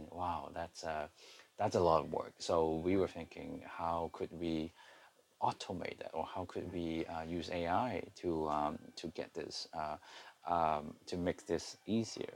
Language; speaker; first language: English; non-native, local second language; Cantonese